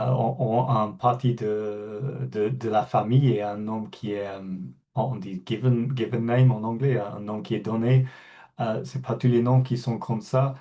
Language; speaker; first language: French; non-native, fluent; English